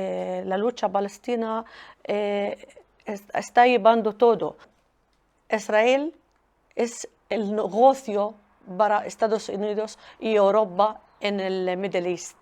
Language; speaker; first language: Spanish; non-native, learner; Arabic